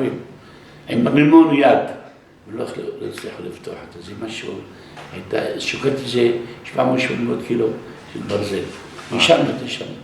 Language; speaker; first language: Hebrew; non-native, local second language; Arabic